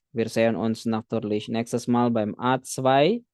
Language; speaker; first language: German; non-native, fluent; Indonesian